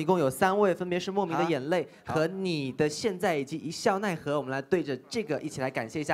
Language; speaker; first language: Chinese; native; Chinese